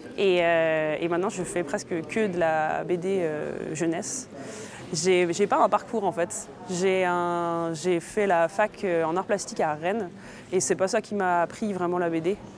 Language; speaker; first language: French; native; French